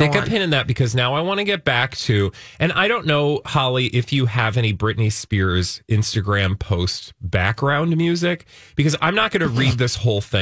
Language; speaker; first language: English; native; English